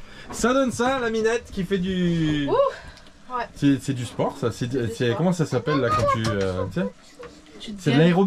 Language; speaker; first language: French; native; French